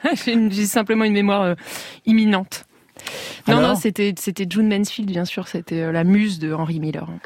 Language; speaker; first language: French; native; French